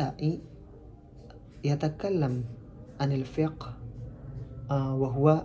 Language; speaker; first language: Arabic; non-native, learner; Indonesian